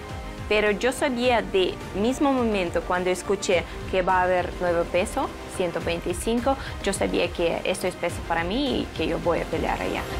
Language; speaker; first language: Spanish; non-native, fluent; Russian